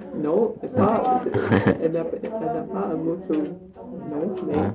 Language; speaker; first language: French; non-native, fluent; English